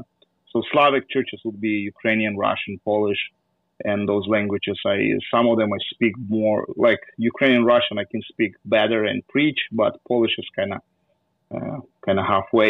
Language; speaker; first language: English; non-native, fluent; Ukrainian